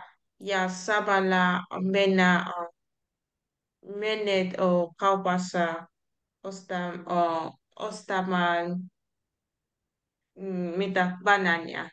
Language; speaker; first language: Finnish; non-native, learner; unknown